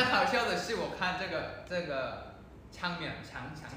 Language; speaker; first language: Chinese; non-native, learner; Thai